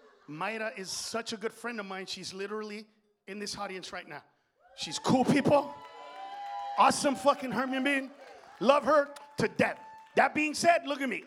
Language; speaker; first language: English; early bilingual, other home language; Spanish